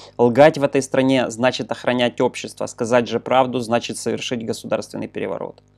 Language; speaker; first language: Russian; non-native, local second language; Ukrainian